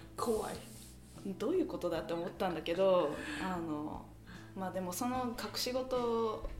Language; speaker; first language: Japanese; early bilingual, heritage; English